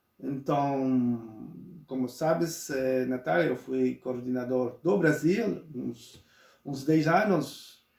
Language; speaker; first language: Portuguese; non-native, local second language; Spanish